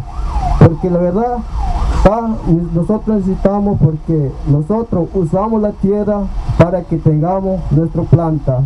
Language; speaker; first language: Spanish; non-native, local second language; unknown